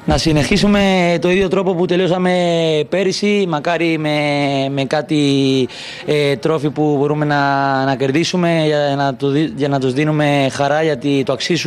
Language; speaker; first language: Greek; non-native, learner; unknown